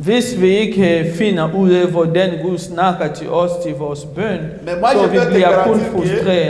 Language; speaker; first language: Danish; non-native, fluent; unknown